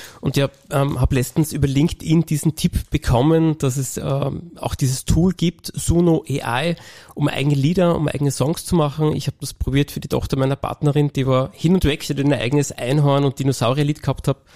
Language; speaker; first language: German; native; German